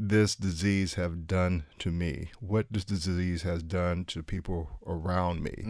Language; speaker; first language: English; native; English